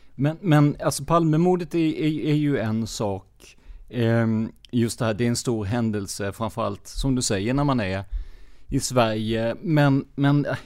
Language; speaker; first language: Swedish; native; Swedish